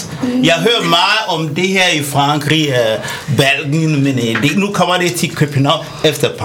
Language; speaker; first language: Danish; non-native, fluent; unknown